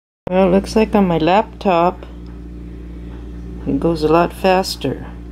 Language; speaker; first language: English; native; English